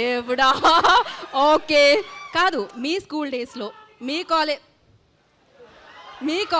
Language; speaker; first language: Telugu; native; Telugu